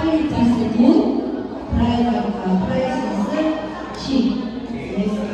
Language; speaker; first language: English; non-native, learner; Korean